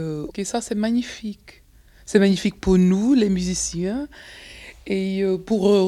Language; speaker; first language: French; non-native, fluent; English